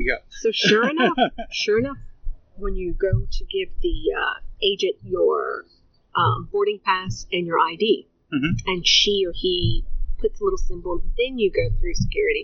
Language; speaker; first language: English; early bilingual, other home language; Spanish